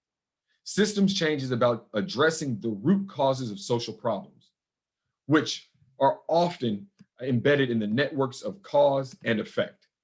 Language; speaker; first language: English; native; English